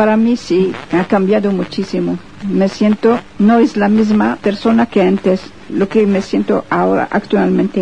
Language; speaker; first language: Spanish; non-native, fluent; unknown